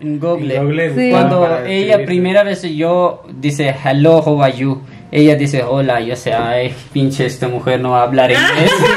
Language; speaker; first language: Spanish; non-native, learner; Punjabi